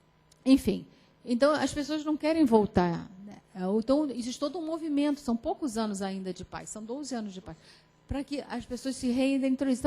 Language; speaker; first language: Portuguese; native; Portuguese